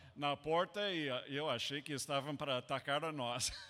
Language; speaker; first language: Portuguese; non-native, fluent; English